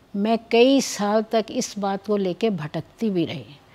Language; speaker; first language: Hindi; native; Hindi